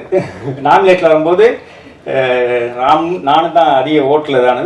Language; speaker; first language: Tamil; native; Tamil